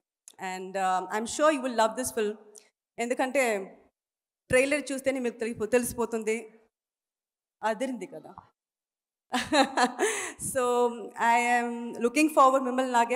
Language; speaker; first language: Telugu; non-native, fluent; Tamil